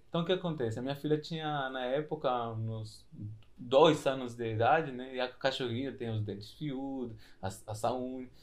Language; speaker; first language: Portuguese; non-native, fluent; Spanish